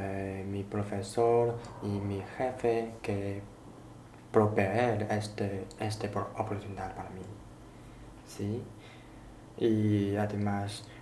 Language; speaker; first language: Spanish; non-native, learner; Chinese